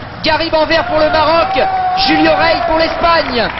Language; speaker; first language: French; native; French